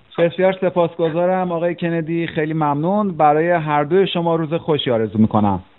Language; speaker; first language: Persian; native; Persian